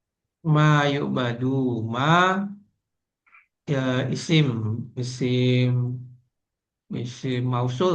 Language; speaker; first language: Arabic; non-native, learner; Indonesian